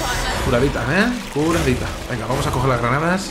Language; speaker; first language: Spanish; native; Spanish